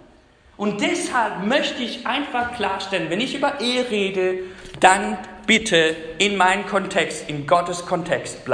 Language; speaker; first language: German; non-native, fluent; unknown